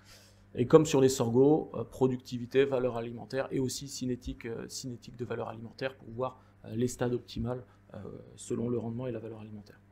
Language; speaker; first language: French; native; French